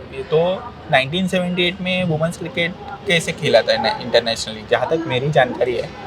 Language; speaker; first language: Hindi; non-native, local second language; Marathi